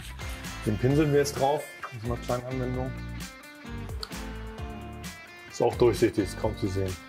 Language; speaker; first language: German; native; German